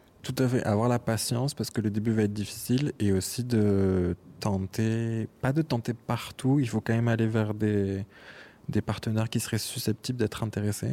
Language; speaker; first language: French; native; French